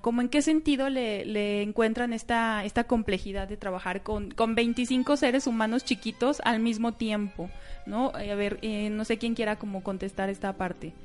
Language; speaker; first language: Spanish; native; Spanish